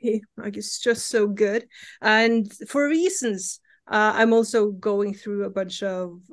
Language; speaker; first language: English; non-native, fluent; Norwegian